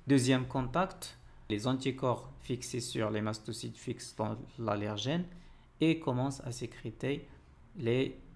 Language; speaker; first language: French; non-native, local second language; Arabic